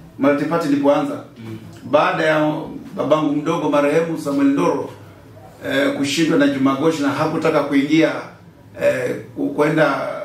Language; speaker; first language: Swahili; native; Swahili